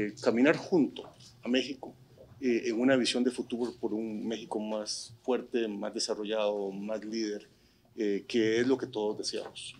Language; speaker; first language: Spanish; native; Spanish